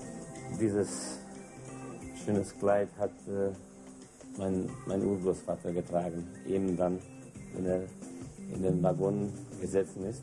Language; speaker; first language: German; non-native, local second language; Hungarian